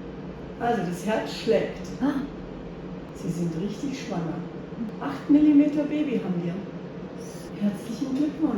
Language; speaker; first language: German; native; German